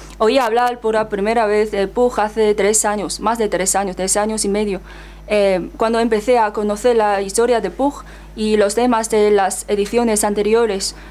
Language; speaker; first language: Spanish; non-native, fluent; Chinese